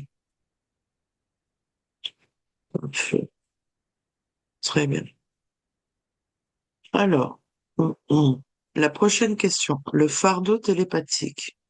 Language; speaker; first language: French; native; French